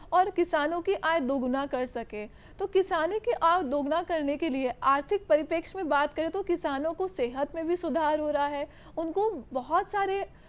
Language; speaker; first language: Hindi; native; Hindi